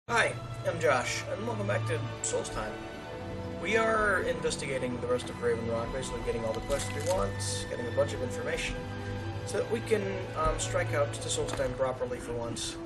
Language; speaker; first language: English; native; English